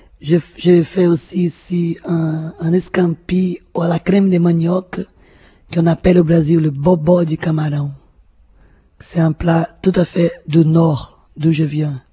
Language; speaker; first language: French; non-native, fluent; Portuguese